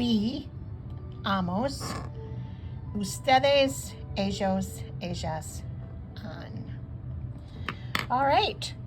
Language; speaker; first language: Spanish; non-native, fluent; English